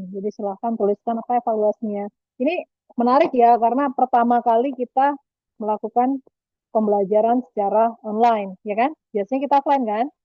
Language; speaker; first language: Indonesian; native; Indonesian